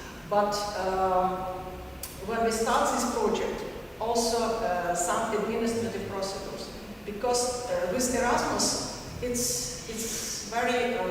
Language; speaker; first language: English; non-native, learner; Ukrainian